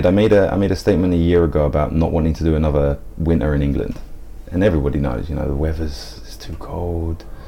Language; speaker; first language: English; native; English